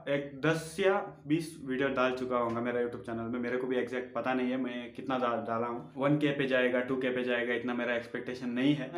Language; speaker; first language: Hindi; non-native, local second language; Urdu